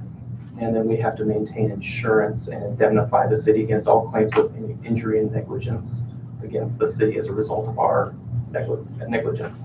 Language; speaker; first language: English; native; English